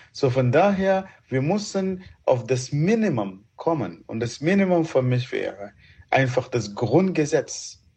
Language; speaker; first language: German; non-native, fluent; Arabic